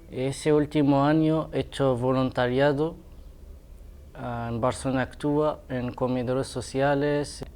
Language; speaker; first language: Spanish; non-native, fluent; Arabic